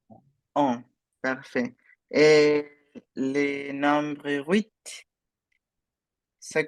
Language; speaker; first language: French; non-native, fluent; Spanish